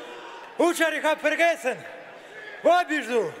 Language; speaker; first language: German; non-native, learner; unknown